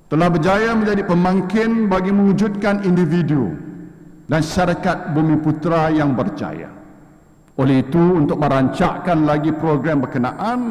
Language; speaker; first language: Malay; native; Malay